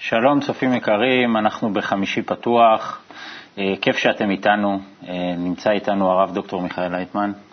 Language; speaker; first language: Hebrew; native; Hebrew